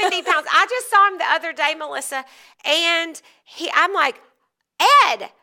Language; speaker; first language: English; native; English